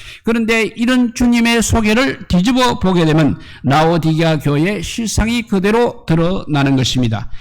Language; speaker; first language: Korean; native; Korean